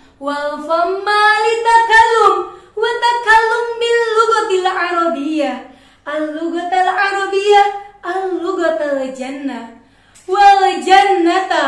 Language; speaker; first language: Arabic; non-native, learner; Indonesian